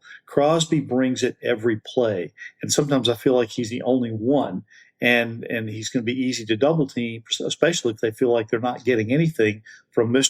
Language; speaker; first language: English; native; English